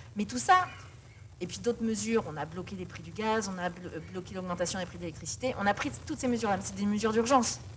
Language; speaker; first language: French; native; French